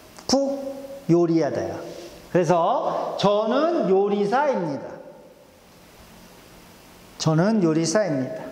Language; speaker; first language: Korean; non-native, fluent; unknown